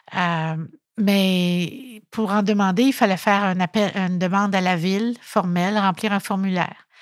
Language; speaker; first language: French; native; French